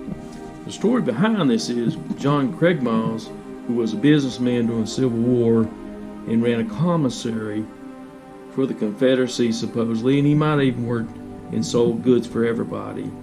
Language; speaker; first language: English; native; English